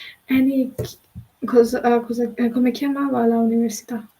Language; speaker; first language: Italian; non-native, learner; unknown